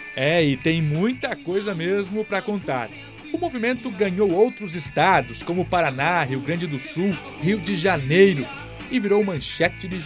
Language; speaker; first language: Portuguese; native; Portuguese